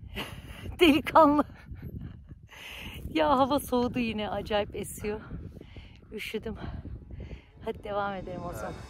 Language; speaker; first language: Turkish; native; Turkish